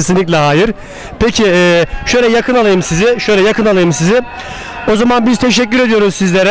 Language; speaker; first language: Turkish; native; Turkish